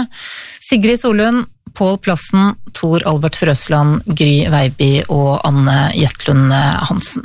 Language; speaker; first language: Norwegian; native; Norwegian